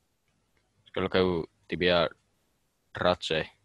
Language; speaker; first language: Russian; non-native, learner; Finnish